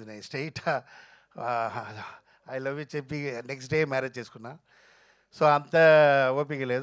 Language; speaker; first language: Telugu; non-native, fluent; Tamil